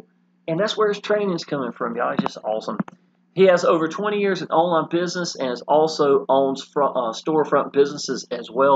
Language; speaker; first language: English; native; English